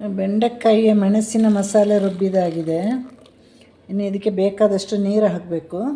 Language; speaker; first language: Kannada; non-native, local second language; Malayalam